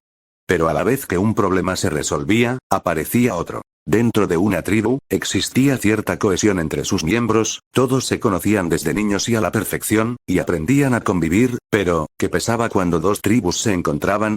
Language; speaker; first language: Spanish; native; Spanish